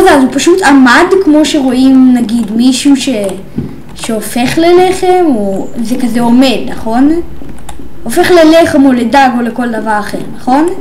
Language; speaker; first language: Hebrew; native; Hebrew